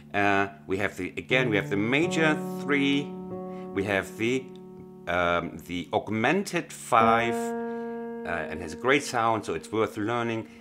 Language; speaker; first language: English; non-native, fluent; German